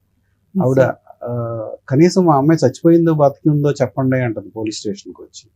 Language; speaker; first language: Telugu; native; Telugu